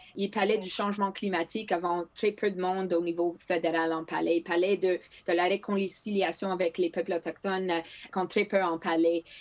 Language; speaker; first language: French; non-native, local second language; Greek